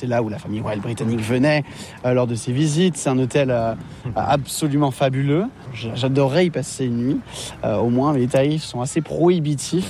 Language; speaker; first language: French; native; French